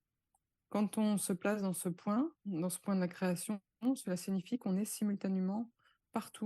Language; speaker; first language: French; native; French